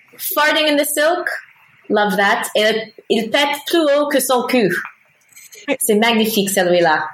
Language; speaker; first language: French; non-native, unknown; English